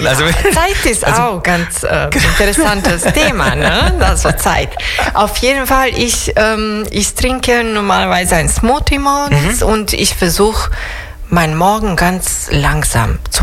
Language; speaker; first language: German; non-native, fluent; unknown